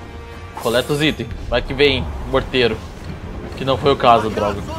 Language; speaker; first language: Portuguese; native; Portuguese